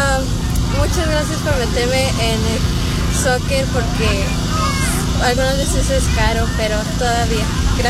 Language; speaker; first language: Spanish; early bilingual, other home language; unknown